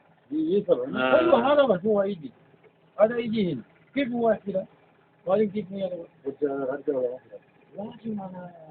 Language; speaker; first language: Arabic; non-native, learner; Filipino